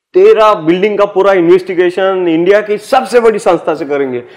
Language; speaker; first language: Hindi; non-native, local second language; Marathi